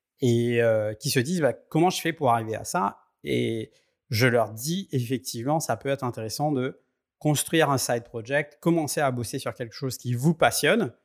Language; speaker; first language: French; native; French